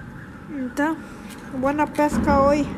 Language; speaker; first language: Spanish; early bilingual, heritage; Spanish